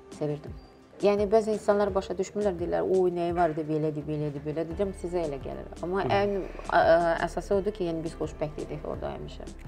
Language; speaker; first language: Azerbaijani; non-native, local second language; Russian